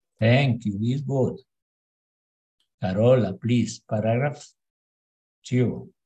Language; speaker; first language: English; non-native, learner; Spanish